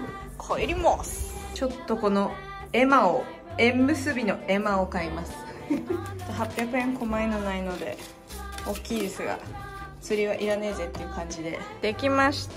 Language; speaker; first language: Japanese; native; Japanese